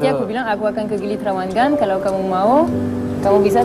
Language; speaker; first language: Indonesian; non-native, learner; French